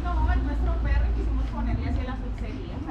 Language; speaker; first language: Spanish; native; Spanish